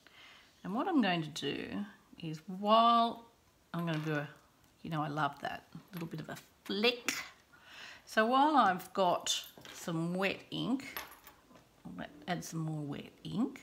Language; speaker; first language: English; native; English